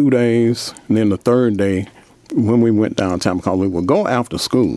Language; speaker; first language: English; native; English